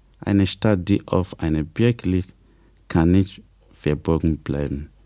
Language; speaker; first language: German; non-native, learner; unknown